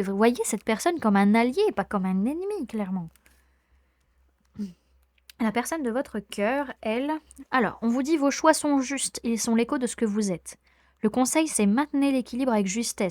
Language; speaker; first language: French; native; French